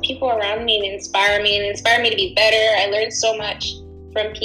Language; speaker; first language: English; native; English